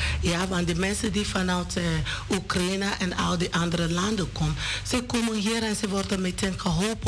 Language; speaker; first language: Dutch; non-native, learner; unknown